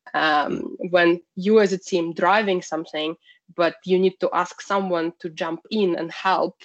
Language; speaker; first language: English; non-native, fluent; Russian